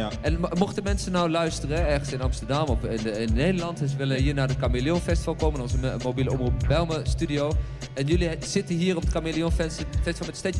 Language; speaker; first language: Dutch; native; Dutch